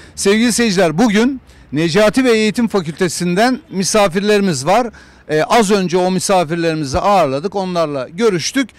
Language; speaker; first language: Turkish; native; Turkish